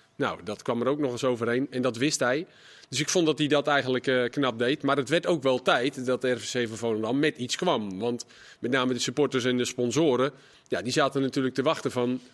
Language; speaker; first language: Dutch; native; Dutch